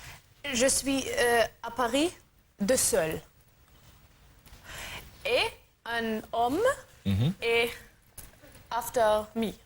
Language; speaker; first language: French; non-native, learner; German